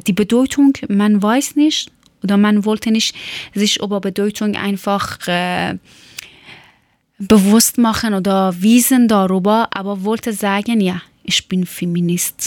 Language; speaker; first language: German; non-native, learner; Persian